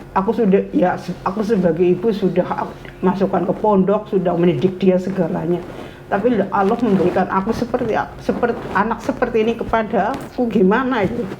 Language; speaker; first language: Indonesian; non-native, local second language; Javanese